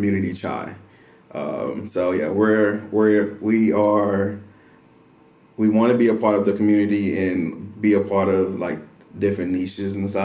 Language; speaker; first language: English; native; English